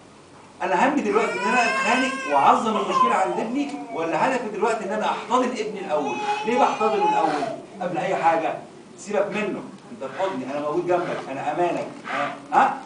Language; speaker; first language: Arabic; native; Arabic